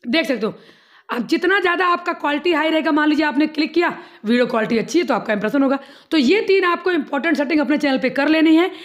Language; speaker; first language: Hindi; native; Hindi